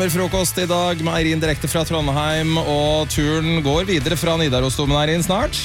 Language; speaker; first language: Norwegian; native; Norwegian